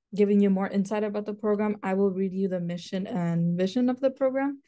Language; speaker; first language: English; native; English